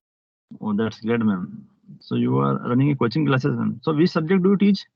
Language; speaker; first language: English; non-native, local second language; Hindi